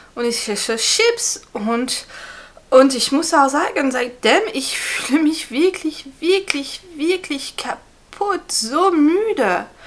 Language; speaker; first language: German; non-native, fluent; French